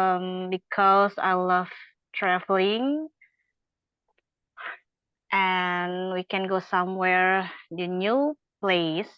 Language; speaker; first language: English; non-native, learner; Indonesian